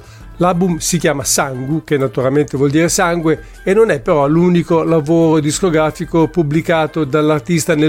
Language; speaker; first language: Italian; native; Italian